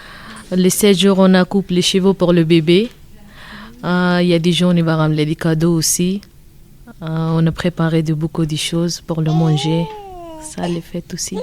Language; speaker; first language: French; non-native, learner; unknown